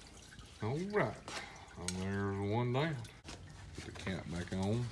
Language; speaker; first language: English; native; English